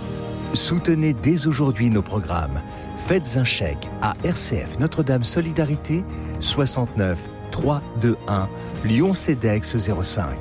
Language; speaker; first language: French; native; French